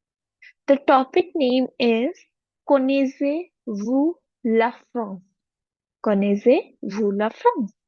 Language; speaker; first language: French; non-native, fluent; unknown